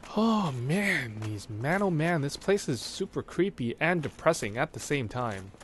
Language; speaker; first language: English; non-native, local second language; Cantonese